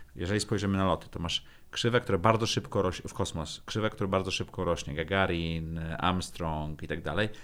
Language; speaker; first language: Polish; native; Polish